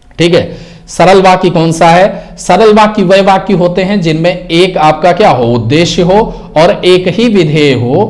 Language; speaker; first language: Hindi; native; Hindi